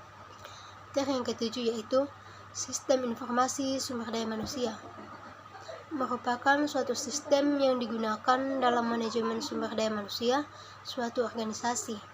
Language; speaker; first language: Indonesian; native; Indonesian